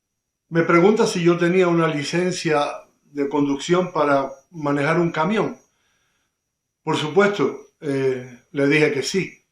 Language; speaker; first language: Spanish; native; Spanish